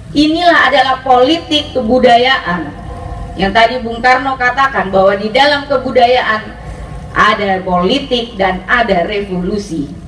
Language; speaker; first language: Indonesian; native; Indonesian